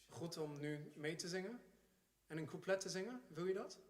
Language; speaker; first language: Dutch; non-native, fluent; English